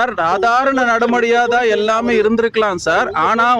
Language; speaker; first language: Tamil; native; Tamil